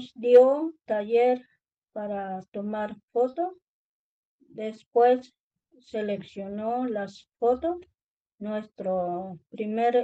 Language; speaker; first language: Spanish; non-native, local second language; Tzotzil